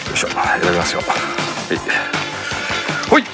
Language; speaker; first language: Japanese; early bilingual, heritage; Japanese